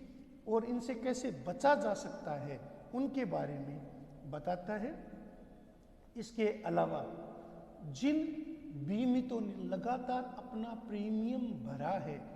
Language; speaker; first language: Hindi; native; Hindi